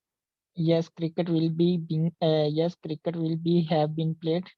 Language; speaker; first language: English; non-native, learner; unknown